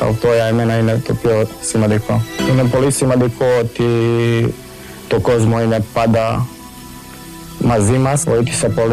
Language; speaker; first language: Greek; non-native, learner; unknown